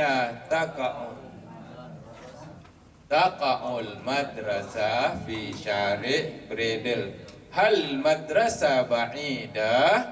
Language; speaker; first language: Arabic; non-native, fluent; Malay